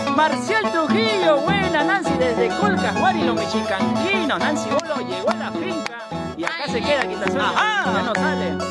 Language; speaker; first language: Spanish; non-native, local second language; Quechua